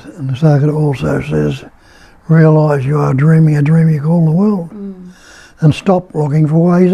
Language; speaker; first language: English; native; English